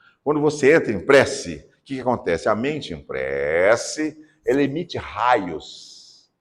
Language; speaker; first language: Portuguese; native; Portuguese